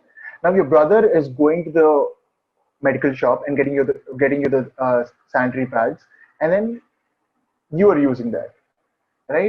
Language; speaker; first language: English; non-native, local second language; Hindi